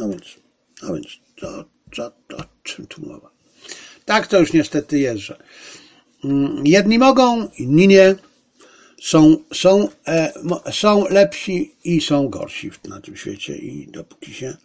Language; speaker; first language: Polish; native; Polish